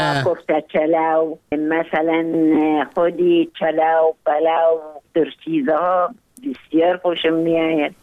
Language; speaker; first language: Persian; non-native, fluent; Arabic